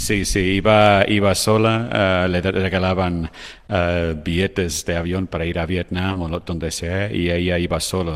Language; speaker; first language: Spanish; non-native, fluent; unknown